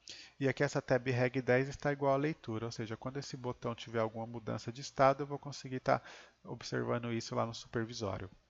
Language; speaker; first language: Portuguese; native; Portuguese